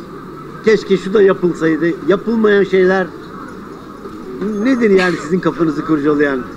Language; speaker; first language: Turkish; native; Turkish